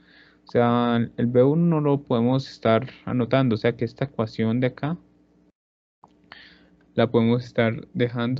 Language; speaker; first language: Spanish; native; Spanish